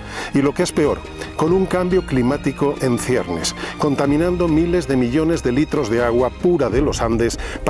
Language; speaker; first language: Spanish; native; Spanish